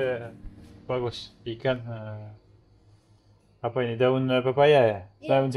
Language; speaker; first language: Indonesian; non-native, learner; French